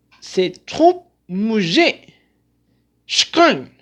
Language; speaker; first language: French; non-native, learner; Spanish